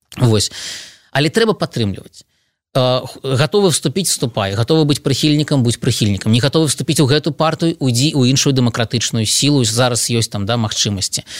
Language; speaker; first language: Belarusian; non-native, local second language; Russian